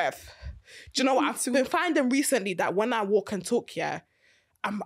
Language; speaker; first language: English; native; English